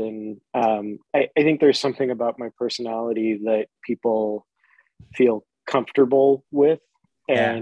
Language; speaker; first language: English; native; English